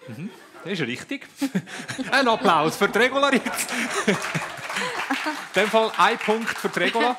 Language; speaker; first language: German; native; German